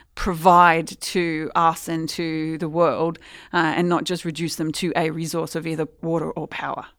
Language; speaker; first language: English; native; English